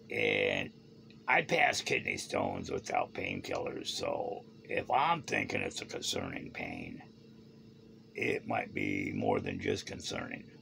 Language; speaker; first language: English; native; English